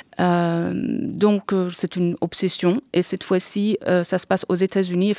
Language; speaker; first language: French; non-native, fluent; Persian